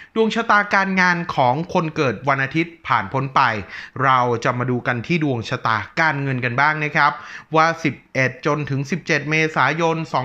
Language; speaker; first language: Thai; native; Thai